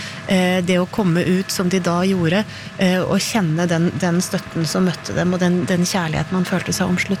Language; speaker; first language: Norwegian; native; Norwegian